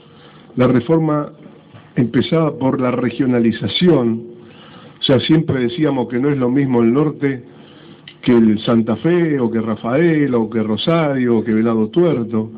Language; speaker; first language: Spanish; native; Spanish